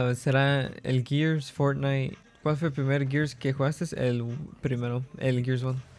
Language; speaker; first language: Spanish; early bilingual, heritage; Spanish